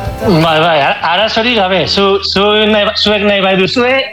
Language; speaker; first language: Basque; non-native, local second language; Spanish